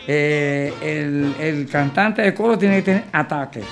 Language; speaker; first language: Spanish; native; Spanish